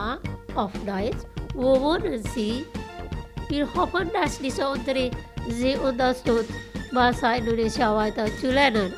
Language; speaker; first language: German; non-native, fluent; Indonesian